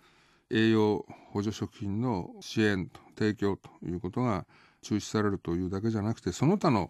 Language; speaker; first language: Japanese; native; Japanese